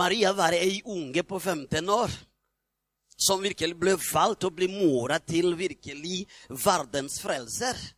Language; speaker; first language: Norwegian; non-native, fluent; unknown